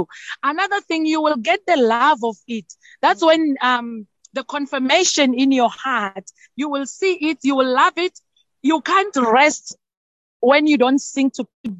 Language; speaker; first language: English; non-native, local second language; Northern Sotho